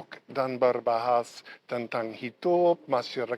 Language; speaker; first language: Indonesian; non-native, learner; English